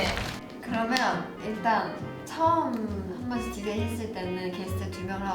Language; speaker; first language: Korean; native; Korean